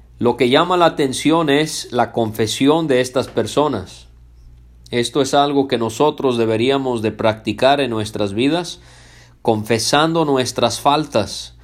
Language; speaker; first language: Spanish; early bilingual, other home language; English